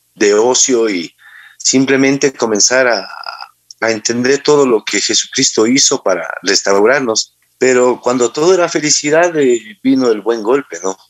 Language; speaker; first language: Spanish; native; Spanish